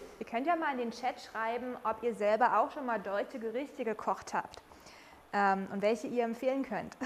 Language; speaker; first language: German; native; German